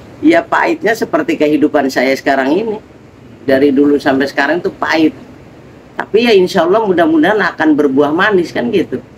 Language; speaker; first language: Indonesian; native; Indonesian